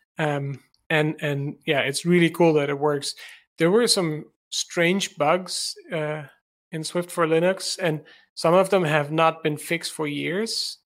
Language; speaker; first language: English; non-native, fluent; Dutch